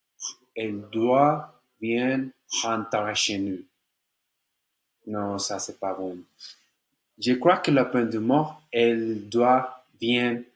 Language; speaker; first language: French; non-native, learner; Spanish